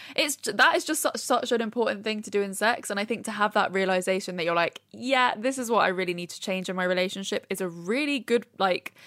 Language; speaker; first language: English; native; English